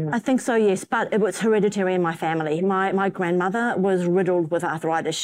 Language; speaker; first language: English; native; English